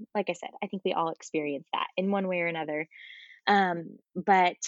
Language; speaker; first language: English; native; English